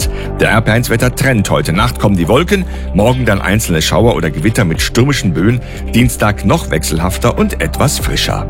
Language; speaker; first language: German; native; German